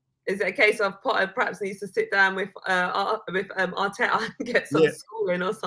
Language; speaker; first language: English; native; English